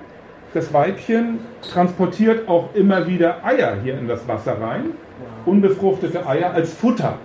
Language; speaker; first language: German; native; German